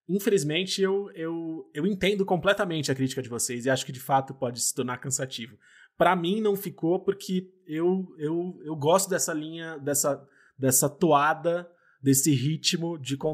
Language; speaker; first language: Portuguese; native; Portuguese